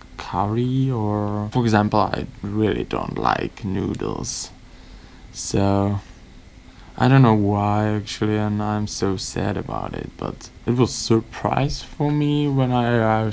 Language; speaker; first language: English; non-native, learner; Czech